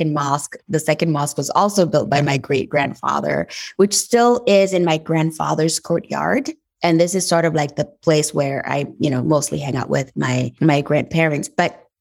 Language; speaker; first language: English; non-native, fluent; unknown